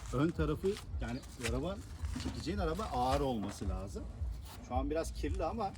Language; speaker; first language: Turkish; native; Turkish